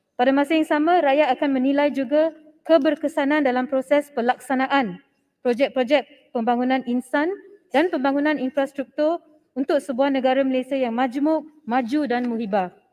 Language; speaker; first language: Malay; non-native, local second language; Tamil